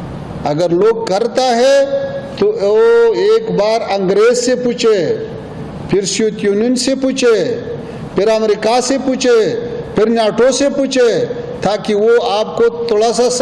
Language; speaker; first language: Hindi; non-native, fluent; Pashto